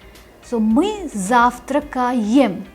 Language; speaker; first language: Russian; non-native, fluent; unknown